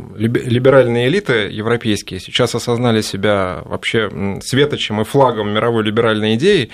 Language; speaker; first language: Russian; native; Russian